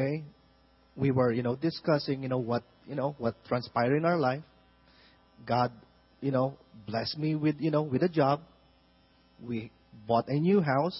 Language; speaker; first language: English; non-native, local second language; Filipino